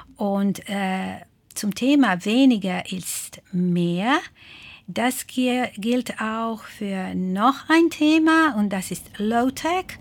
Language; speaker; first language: German; non-native, fluent; Croatian